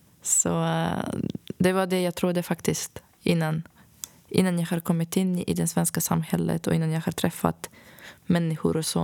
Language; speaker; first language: Swedish; non-native, fluent; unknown